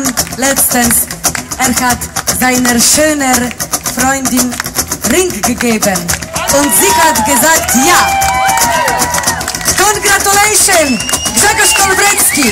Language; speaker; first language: German; non-native, learner; Polish